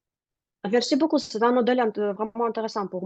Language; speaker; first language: French; non-native, learner; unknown